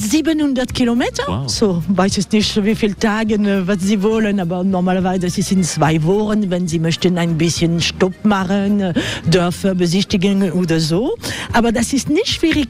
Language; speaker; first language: German; non-native, learner; French